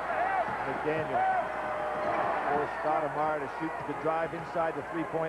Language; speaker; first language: English; native; English